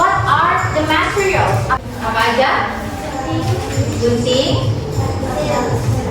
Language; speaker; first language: English; non-native, learner; Indonesian